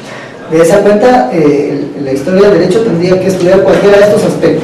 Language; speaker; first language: Spanish; native; Spanish